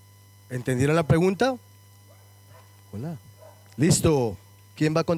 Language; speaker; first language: Spanish; native; Spanish